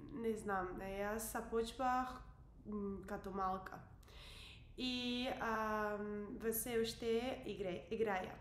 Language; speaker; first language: Bulgarian; non-native, learner; English